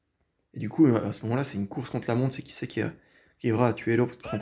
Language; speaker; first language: French; native; French